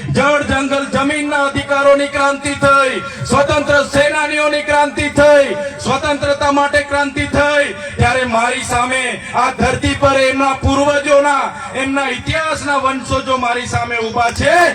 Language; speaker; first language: Gujarati; non-native, local second language; Vasavi